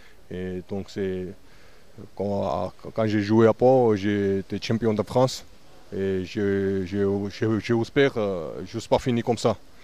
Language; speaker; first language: French; non-native, learner; Georgian